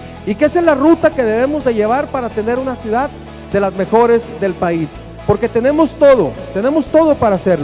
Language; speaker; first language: Spanish; native; Spanish